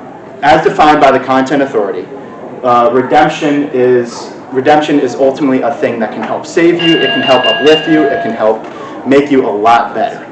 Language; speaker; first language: English; native; English